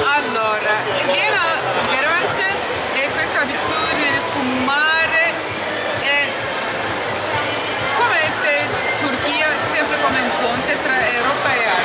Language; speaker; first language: Italian; non-native, learner; Turkish